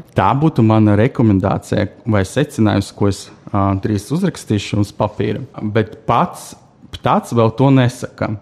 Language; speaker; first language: Latvian; non-native, local second language; Russian